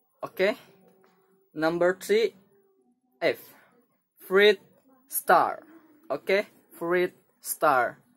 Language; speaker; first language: English; non-native, learner; Indonesian